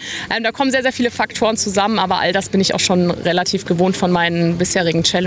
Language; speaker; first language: German; native; German